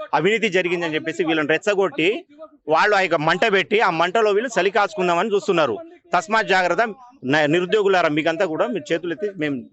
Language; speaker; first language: Telugu; native; Telugu